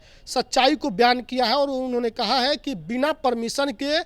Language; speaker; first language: Hindi; native; Hindi